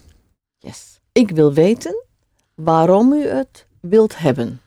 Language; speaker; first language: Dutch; non-native, fluent; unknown